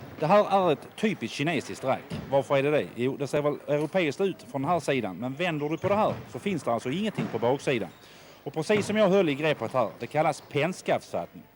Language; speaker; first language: Swedish; native; Swedish